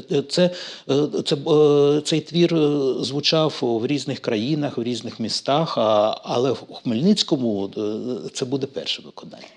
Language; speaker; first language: Ukrainian; native; Ukrainian